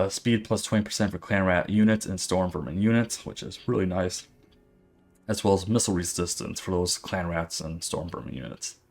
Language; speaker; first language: English; native; English